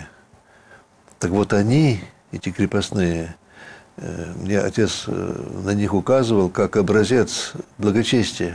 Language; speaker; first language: Russian; early bilingual, heritage; Russian